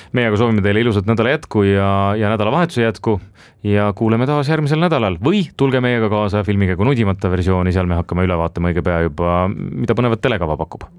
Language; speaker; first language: Estonian; native; Estonian